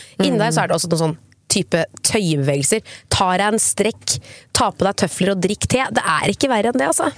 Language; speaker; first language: Norwegian; native; Norwegian